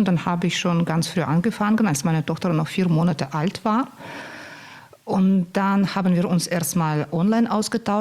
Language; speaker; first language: German; non-native, fluent; Russian